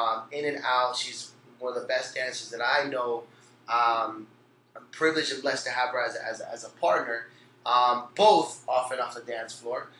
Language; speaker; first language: English; early bilingual, other home language; Spanish